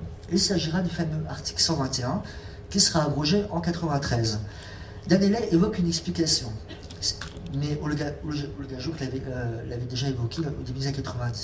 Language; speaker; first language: French; native; French